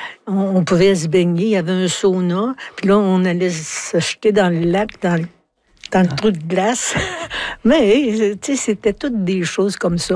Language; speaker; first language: French; native; French